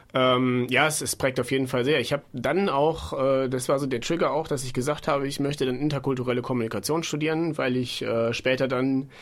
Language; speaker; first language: German; native; German